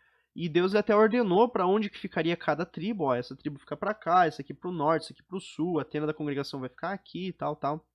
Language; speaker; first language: Portuguese; native; Portuguese